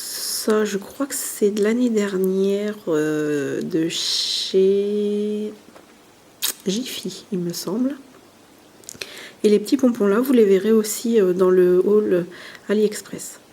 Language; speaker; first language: French; native; French